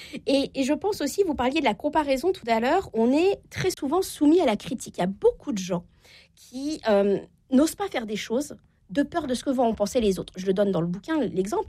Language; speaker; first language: French; native; French